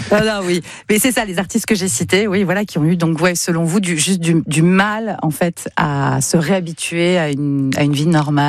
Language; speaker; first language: French; native; French